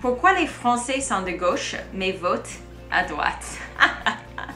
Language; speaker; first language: French; non-native, fluent; English